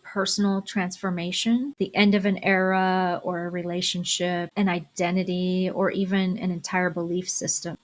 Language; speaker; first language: English; native; English